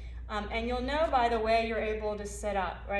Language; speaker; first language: English; native; English